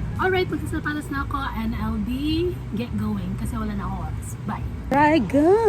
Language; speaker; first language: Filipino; non-native, local second language; Cebuano